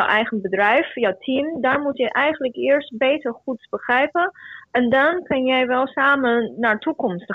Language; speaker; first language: Dutch; non-native, fluent; Chinese